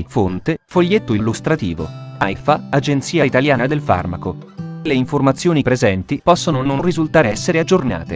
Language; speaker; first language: Italian; native; Italian